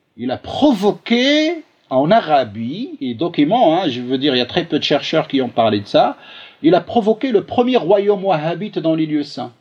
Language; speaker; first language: French; non-native, local second language; Arabic